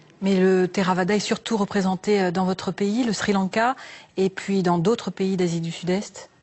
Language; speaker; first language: French; native; French